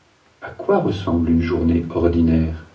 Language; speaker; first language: French; native; French